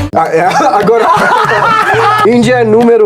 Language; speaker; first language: Portuguese; non-native, fluent; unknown